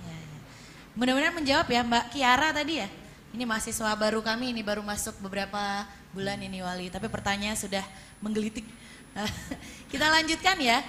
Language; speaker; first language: Indonesian; native; Indonesian